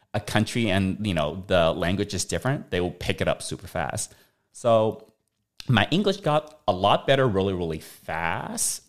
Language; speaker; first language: English; early bilingual, other home language; Cantonese